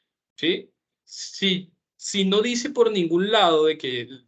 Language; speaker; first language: Spanish; native; Spanish